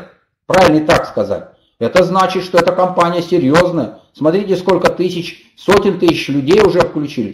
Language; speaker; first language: Russian; native; Russian